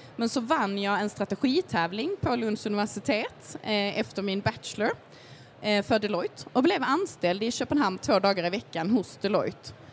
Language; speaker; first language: Swedish; native; Swedish